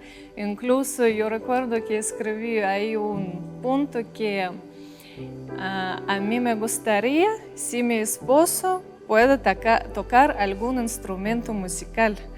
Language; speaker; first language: Spanish; non-native, fluent; Russian